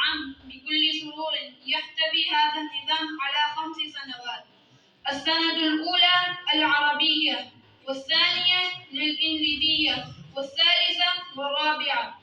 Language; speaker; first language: Arabic; non-native, learner; Urdu